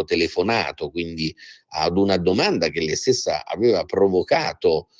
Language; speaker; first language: Italian; native; Italian